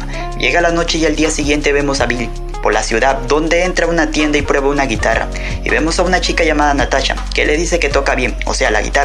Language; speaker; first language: Spanish; native; Spanish